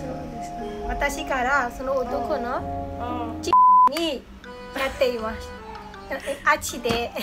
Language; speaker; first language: Japanese; non-native, learner; Burmese